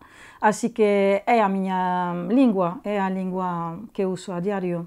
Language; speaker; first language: Galician; non-native, fluent; French